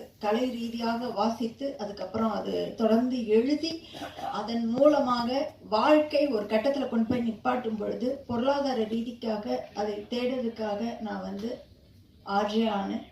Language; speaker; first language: Tamil; native; Tamil